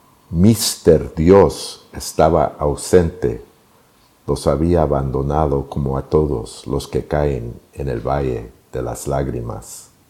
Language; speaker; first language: Spanish; native; Spanish